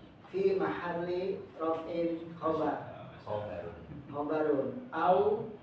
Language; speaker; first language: Arabic; non-native, learner; Indonesian